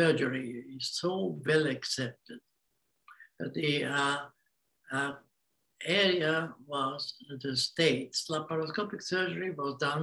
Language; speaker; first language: English; non-native, fluent; Hungarian